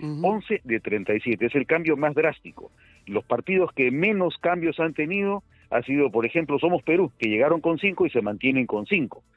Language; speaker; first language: Spanish; native; Spanish